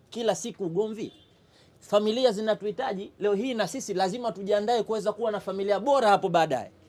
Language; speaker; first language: Swahili; native; Swahili